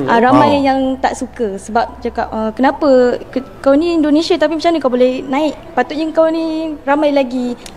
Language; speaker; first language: Malay; early bilingual, other home language; Indonesian